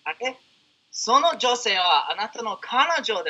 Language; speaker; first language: Japanese; non-native, learner; English